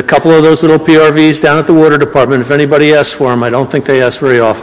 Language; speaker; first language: English; native; English